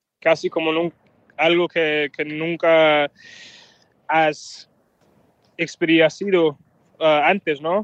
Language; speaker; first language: Spanish; non-native, fluent; Danish